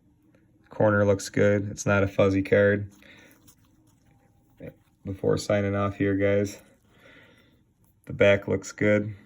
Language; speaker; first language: English; native; English